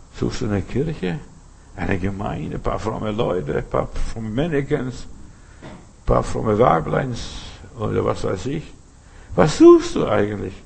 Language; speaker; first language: German; early bilingual, other home language; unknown